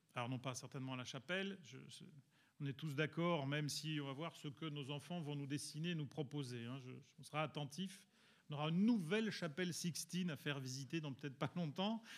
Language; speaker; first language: French; early bilingual, other home language; Italian